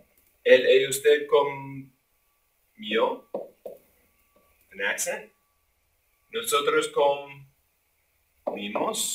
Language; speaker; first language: Spanish; non-native, fluent; English